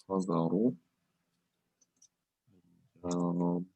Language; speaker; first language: Arabic; non-native, fluent; English